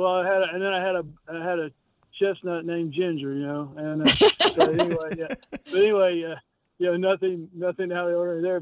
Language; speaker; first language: English; native; English